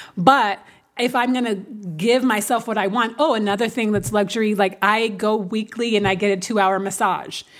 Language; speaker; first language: English; native; English